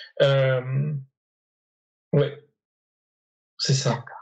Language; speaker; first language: French; native; French